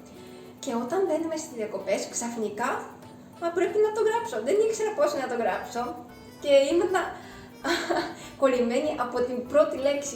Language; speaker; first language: Greek; non-native, fluent; Japanese